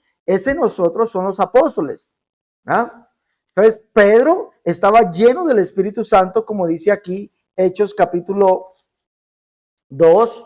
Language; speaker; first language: Spanish; native; Spanish